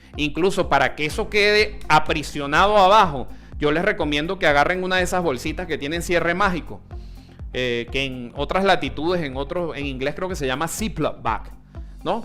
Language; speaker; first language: Spanish; early bilingual, other home language; Italian